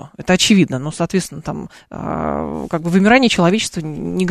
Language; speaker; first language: Russian; native; Russian